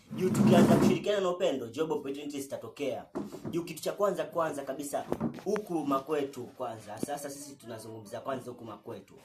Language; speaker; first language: Swahili; native; Swahili